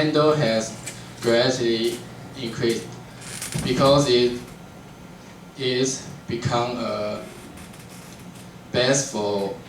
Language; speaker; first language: English; non-native, learner; Chinese